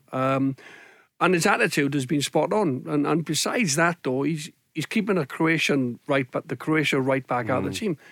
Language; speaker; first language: English; native; English